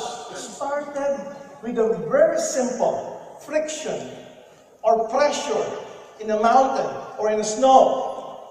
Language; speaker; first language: English; non-native, local second language; Filipino